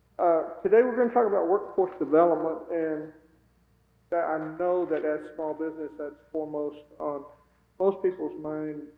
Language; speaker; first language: English; native; English